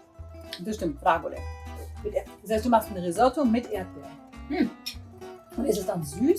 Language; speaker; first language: German; native; German